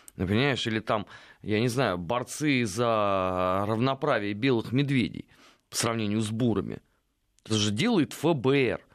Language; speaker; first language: Russian; native; Russian